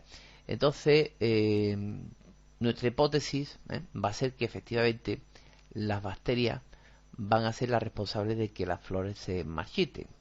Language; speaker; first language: Spanish; native; Spanish